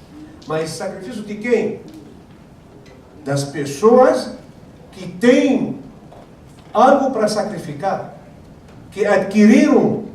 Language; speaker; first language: Portuguese; non-native, fluent; Arabic